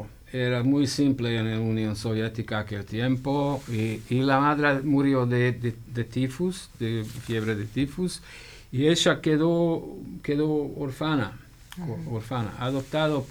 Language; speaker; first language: Spanish; non-native, fluent; Hungarian